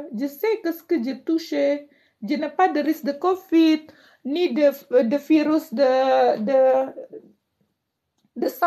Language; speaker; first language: French; non-native, learner; Indonesian